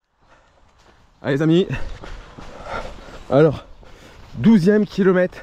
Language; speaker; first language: French; native; French